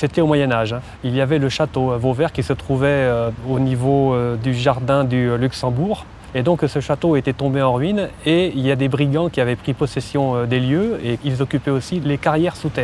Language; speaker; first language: French; native; French